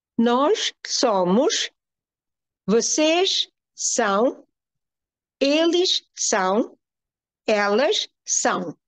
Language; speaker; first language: Portuguese; non-native, fluent; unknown